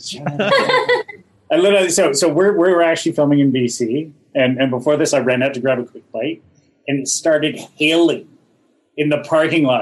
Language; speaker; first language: English; native; English